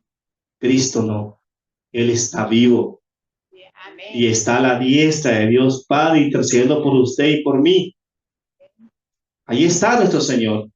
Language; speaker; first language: Spanish; native; Spanish